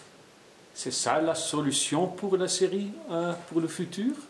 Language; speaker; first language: French; non-native, fluent; Arabic